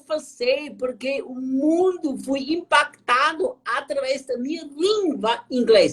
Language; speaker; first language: Portuguese; non-native, fluent; German